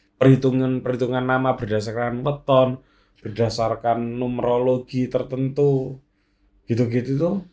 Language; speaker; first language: Indonesian; native; Indonesian